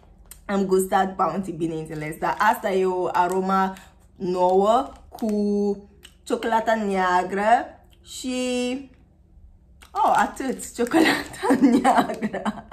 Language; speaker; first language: Romanian; non-native, learner; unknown